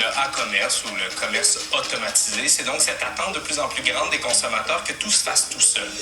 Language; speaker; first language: French; native; French